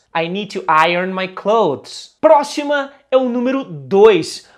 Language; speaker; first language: Portuguese; native; Portuguese